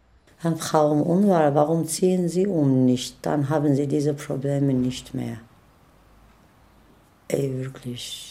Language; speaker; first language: German; non-native, learner; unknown